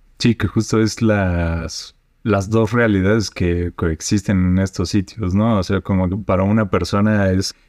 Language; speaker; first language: Spanish; native; Spanish